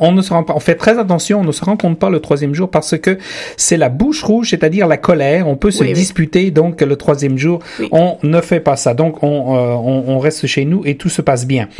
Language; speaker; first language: French; native; French